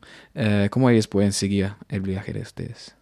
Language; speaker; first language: Spanish; non-native, fluent; German